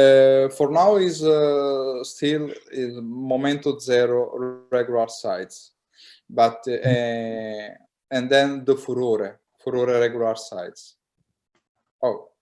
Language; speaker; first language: English; non-native, learner; Italian